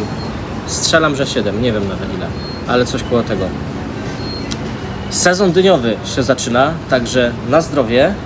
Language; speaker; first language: Polish; native; Polish